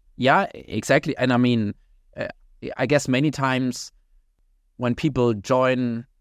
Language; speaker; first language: English; non-native, fluent; German